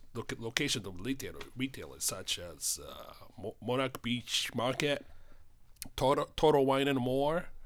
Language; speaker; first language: English; non-native, fluent; Japanese